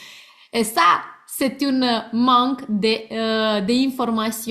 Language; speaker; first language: French; non-native, learner; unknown